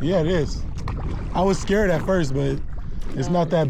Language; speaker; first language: English; native; English